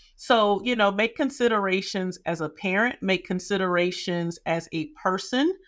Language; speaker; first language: English; native; English